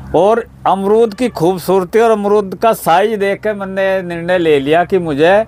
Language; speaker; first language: Hindi; native; Hindi